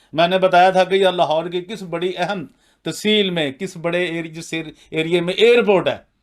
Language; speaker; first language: Urdu; non-native, local second language; Punjabi